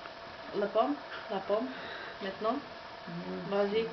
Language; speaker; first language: French; non-native, learner; Czech